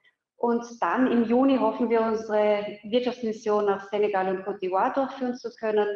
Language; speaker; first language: German; native; German